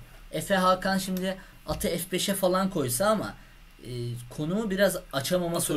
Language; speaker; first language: Turkish; native; Turkish